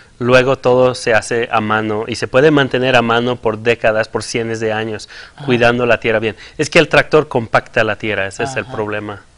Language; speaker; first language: Spanish; non-native, fluent; French